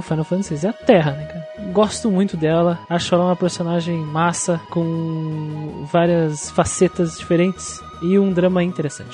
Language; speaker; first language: Portuguese; native; Portuguese